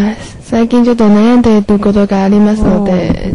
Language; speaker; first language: Japanese; non-native, learner; Chinese